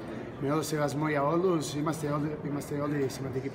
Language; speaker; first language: Greek; non-native, fluent; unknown